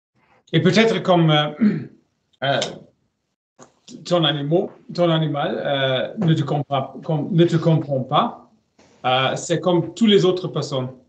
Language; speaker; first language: French; non-native, learner; German